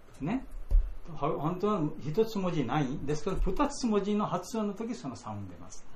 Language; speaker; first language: Japanese; non-native, learner; Bangla